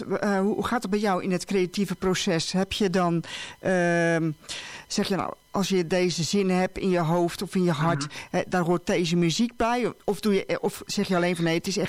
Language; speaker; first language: Dutch; native; Dutch